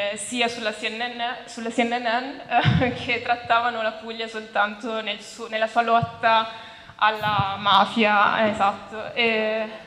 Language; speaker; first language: Italian; native; Italian